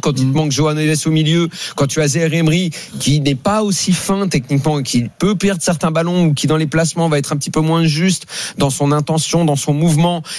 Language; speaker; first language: French; native; French